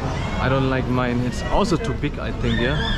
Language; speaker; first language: English; non-native, fluent; German